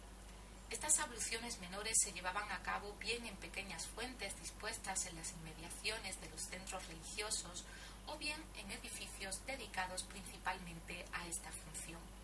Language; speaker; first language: Spanish; native; Spanish